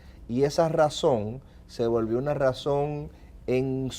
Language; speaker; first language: Spanish; native; Spanish